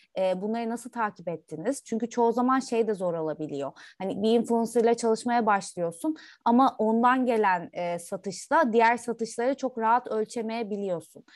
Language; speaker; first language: Turkish; native; Turkish